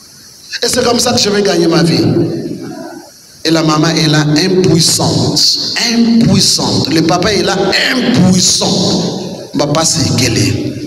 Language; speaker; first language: French; non-native, local second language; Kituba (Democratic Republic of Congo)